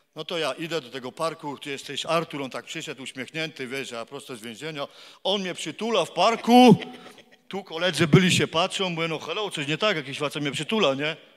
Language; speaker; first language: Polish; native; Polish